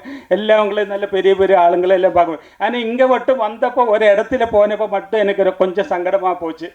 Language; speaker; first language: Tamil; non-native, learner; Malayalam